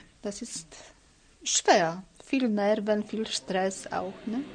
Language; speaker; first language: German; non-native, learner; Polish